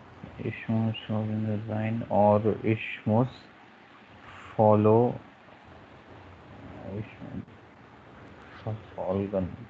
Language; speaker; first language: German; non-native, learner; Hindi